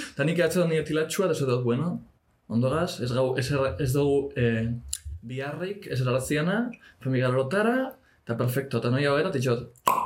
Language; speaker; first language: Basque; non-native, local second language; Spanish